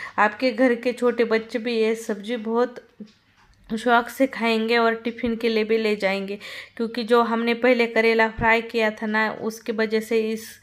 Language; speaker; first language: Hindi; non-native, local second language; Marathi